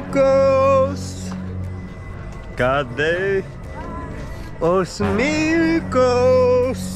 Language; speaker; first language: Portuguese; non-native, learner; English